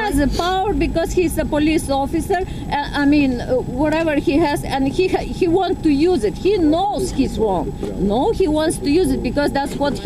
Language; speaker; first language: English; non-native, fluent; Ukrainian